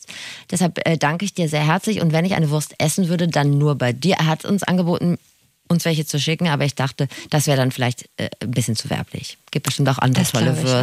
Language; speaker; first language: German; native; German